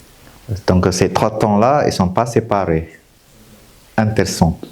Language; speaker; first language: French; non-native, fluent; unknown